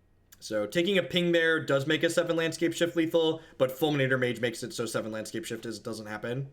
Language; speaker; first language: English; native; English